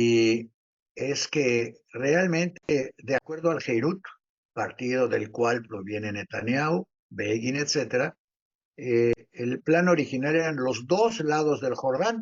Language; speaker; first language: Spanish; native; Spanish